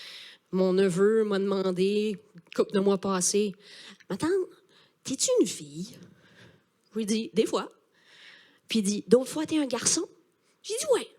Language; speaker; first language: French; native; French